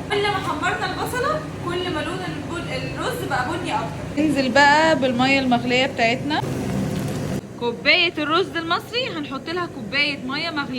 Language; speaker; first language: Arabic; native; Arabic